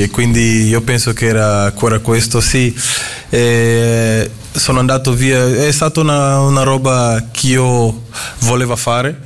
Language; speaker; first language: Italian; non-native, fluent; Portuguese